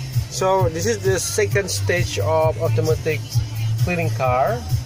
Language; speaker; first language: English; non-native, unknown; Indonesian